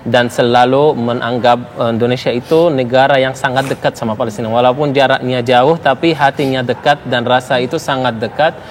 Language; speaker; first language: Indonesian; non-native, fluent; Arabic